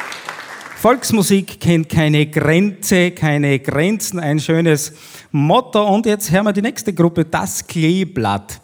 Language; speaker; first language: German; native; German